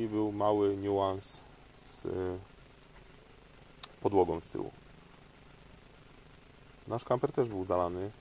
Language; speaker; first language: Polish; native; Polish